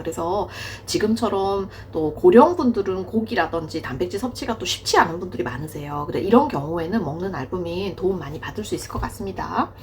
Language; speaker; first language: Korean; native; Korean